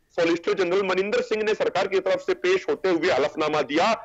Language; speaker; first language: Hindi; native; Hindi